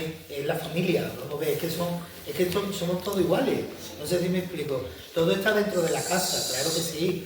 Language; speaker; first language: Spanish; native; Spanish